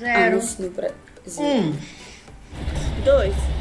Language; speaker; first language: Portuguese; non-native, learner; Russian